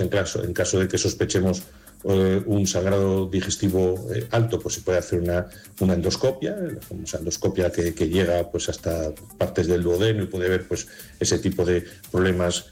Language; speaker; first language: Spanish; native; Spanish